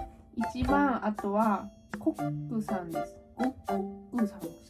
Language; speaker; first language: Japanese; non-native, learner; Korean